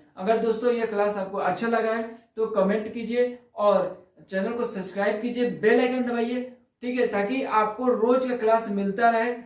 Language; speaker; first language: Hindi; native; Hindi